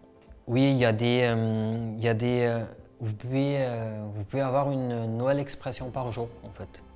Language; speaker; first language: French; non-native, fluent; Uyghur